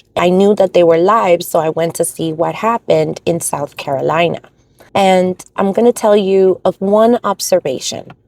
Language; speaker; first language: English; native; English